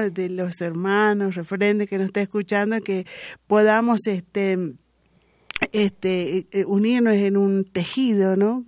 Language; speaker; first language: Spanish; non-native, local second language; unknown